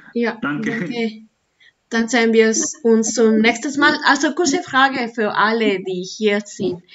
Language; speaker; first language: German; non-native, learner; Spanish